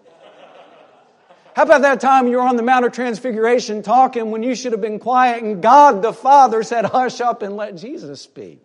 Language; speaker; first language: English; native; English